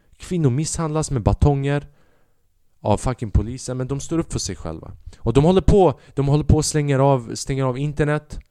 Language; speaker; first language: Swedish; early bilingual, other home language; Albanian